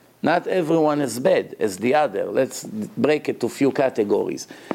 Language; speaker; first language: English; non-native, fluent; Hebrew